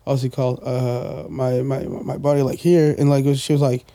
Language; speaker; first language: English; non-native, fluent; Portuguese